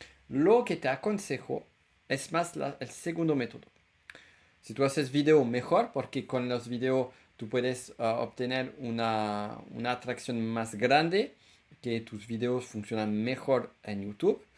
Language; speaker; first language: Spanish; non-native, fluent; French